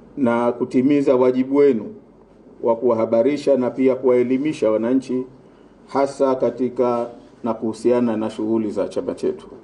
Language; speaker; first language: Swahili; native; Swahili